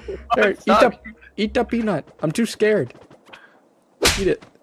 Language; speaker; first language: English; native; English